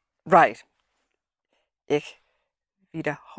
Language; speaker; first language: German; non-native, learner; English